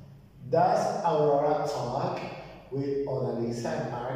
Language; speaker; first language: English; non-native, fluent; Spanish